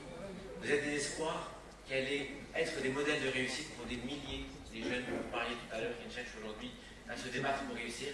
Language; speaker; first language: French; non-native, local second language; Arabic